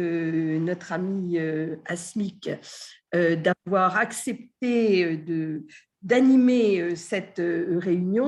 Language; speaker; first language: French; native; French